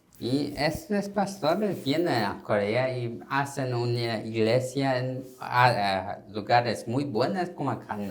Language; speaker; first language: Spanish; non-native, learner; Korean